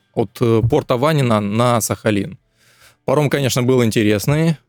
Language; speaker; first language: Russian; native; Russian